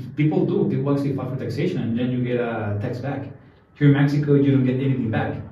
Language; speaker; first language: English; non-native, fluent; Spanish